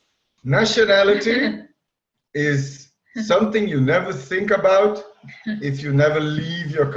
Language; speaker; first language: English; non-native, fluent; Portuguese